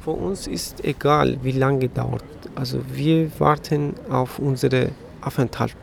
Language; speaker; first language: German; non-native, learner; Persian